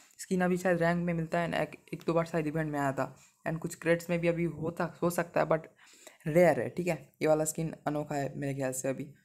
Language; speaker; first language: Hindi; non-native, local second language; Bangla